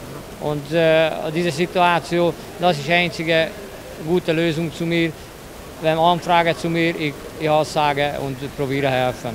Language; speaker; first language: German; non-native, learner; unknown